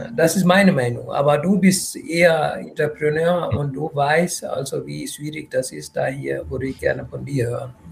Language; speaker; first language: German; non-native, fluent; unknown